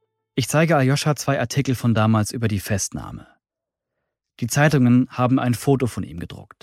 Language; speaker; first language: German; native; German